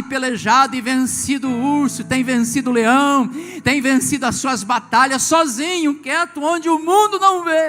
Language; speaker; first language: Portuguese; native; Portuguese